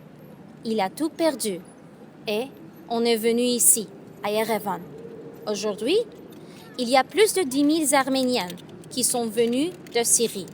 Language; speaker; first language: French; non-native, fluent; Armenian